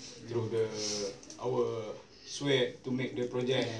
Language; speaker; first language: English; non-native, learner; Malay